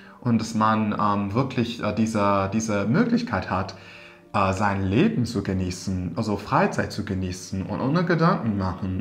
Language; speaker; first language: German; non-native, fluent; English